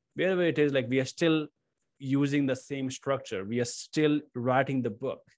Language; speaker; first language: English; non-native, local second language; Hindi